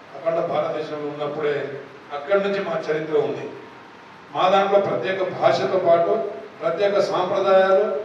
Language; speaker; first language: Telugu; non-native, local second language; Lambadi